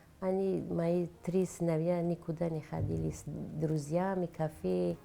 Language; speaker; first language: Russian; non-native, learner; Tajik